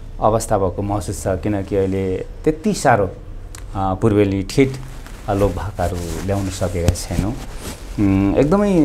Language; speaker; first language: Nepali; non-native, local second language; Limbu